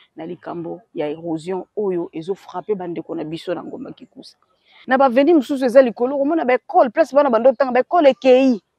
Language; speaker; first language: Lingala; native; Lingala